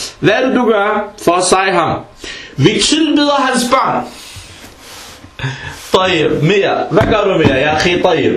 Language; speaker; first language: Danish; early bilingual, other home language; Arabic